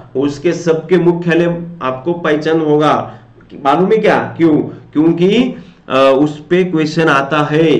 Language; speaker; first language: Hindi; non-native, local second language; Marathi